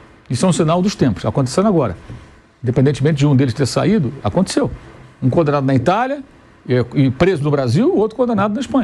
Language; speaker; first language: Portuguese; native; Portuguese